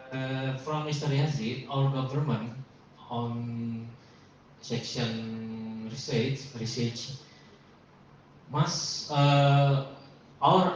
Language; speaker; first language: English; non-native, learner; Indonesian